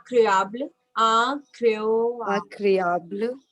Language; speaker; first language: French; non-native, fluent; Hindi